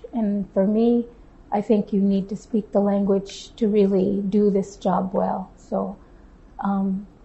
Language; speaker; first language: English; native; English